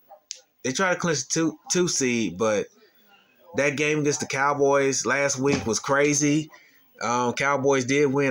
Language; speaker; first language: English; native; English